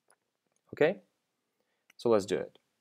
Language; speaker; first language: English; non-native, fluent; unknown